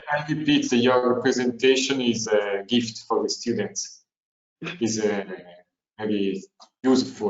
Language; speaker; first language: English; non-native, learner; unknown